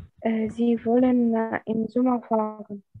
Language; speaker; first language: German; non-native, learner; Arabic